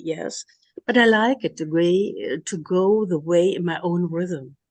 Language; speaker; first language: English; non-native, learner; German